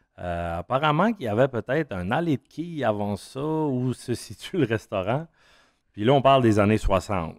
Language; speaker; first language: French; native; French